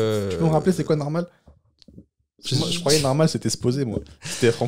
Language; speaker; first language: French; native; French